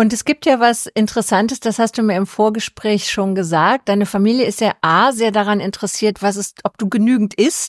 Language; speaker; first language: German; native; German